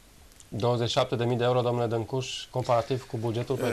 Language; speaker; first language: Romanian; native; Romanian